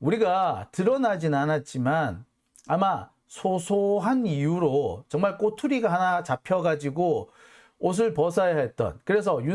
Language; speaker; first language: Korean; native; Korean